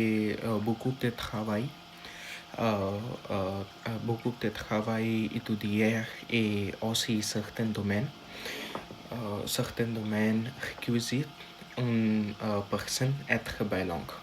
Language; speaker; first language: French; non-native, learner; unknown